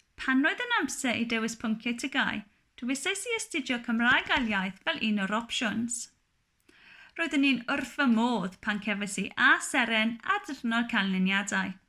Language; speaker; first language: Welsh; non-native, local second language; English